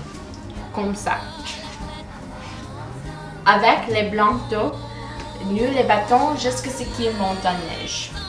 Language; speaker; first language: French; non-native, learner; English